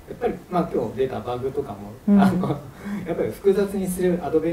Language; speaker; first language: Japanese; native; Japanese